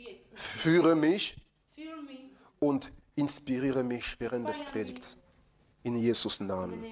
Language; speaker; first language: German; non-native, fluent; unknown